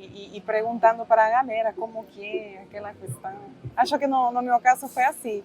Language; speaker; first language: Portuguese; non-native, fluent; Spanish